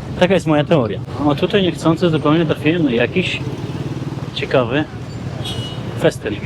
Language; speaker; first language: Polish; native; Polish